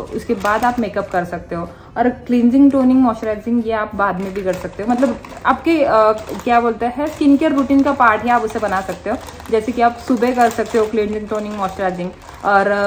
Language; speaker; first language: Hindi; native; Hindi